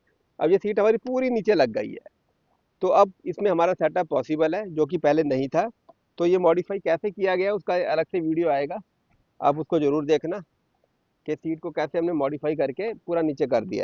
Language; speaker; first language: Hindi; native; Hindi